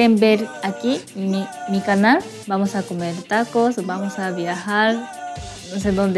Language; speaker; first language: Spanish; non-native, learner; Japanese